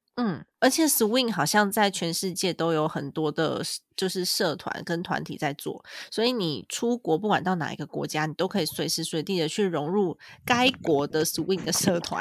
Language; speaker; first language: Chinese; native; Chinese